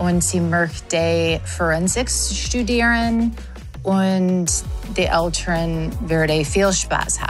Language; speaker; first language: German; non-native, learner; English